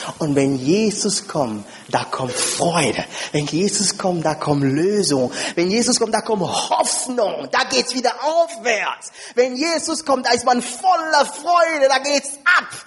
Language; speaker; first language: German; non-native, fluent; French